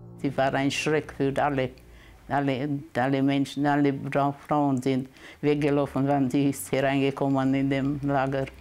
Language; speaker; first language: German; early bilingual, heritage; German